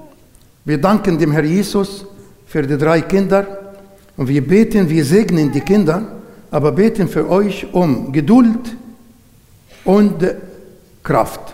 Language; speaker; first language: German; non-native, learner; Arabic